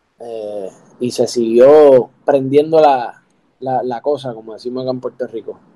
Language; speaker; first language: Spanish; native; Spanish